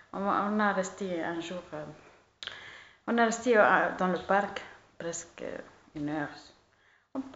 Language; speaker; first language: French; non-native, learner; Arabic